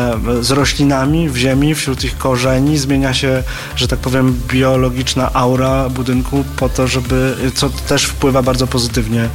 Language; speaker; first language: Polish; native; Polish